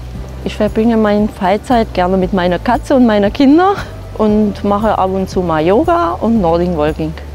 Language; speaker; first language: German; non-native, fluent; Hungarian